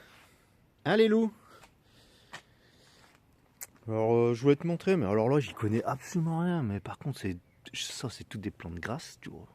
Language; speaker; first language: French; native; French